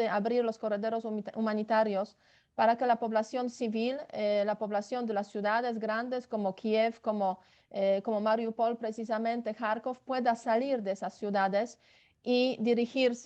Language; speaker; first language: Spanish; non-native, fluent; Polish